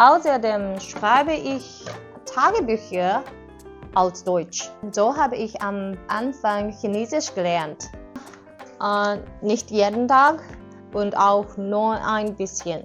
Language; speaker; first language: German; non-native, learner; Japanese